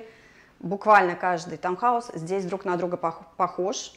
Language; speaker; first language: Russian; native; Russian